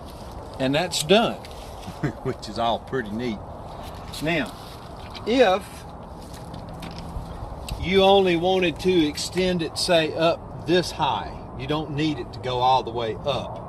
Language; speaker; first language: English; native; English